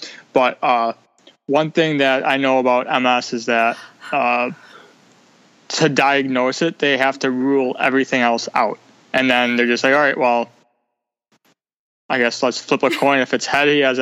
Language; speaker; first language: English; native; English